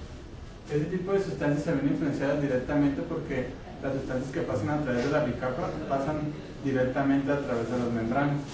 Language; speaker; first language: Spanish; native; Spanish